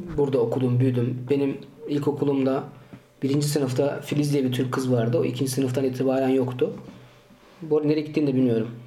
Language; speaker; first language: Turkish; early bilingual, heritage; Turkish